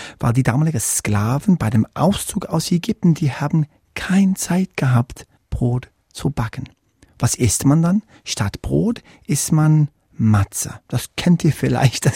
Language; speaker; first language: German; non-native, fluent; English